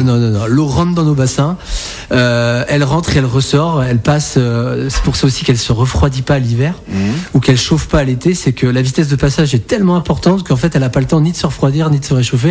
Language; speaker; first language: French; native; French